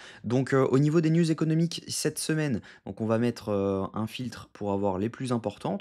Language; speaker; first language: French; native; French